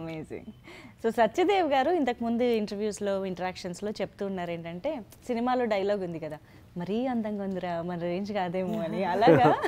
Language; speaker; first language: Telugu; native; Telugu